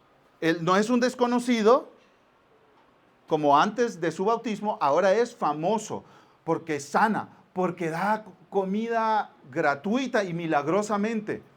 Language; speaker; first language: Spanish; native; Spanish